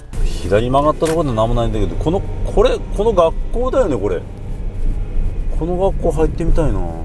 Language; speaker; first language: Japanese; native; Japanese